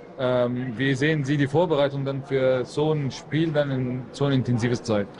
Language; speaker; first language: German; non-native, fluent; Arabic